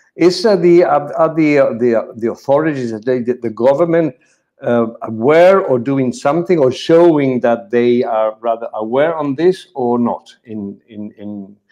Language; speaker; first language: English; non-native, fluent; Spanish